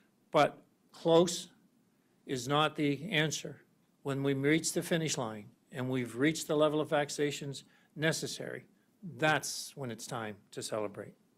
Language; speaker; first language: English; native; English